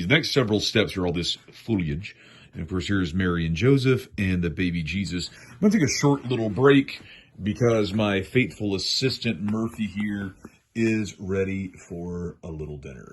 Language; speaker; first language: English; native; English